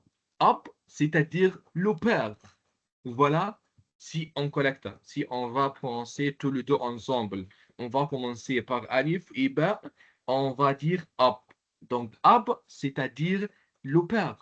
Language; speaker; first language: French; non-native, local second language; Arabic